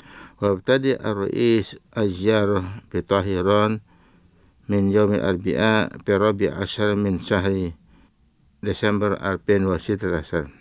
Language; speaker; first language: Arabic; non-native, fluent; Indonesian